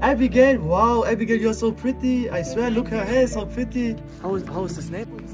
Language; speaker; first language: English; non-native, learner; German